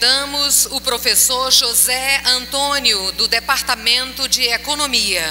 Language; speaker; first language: Portuguese; native; Portuguese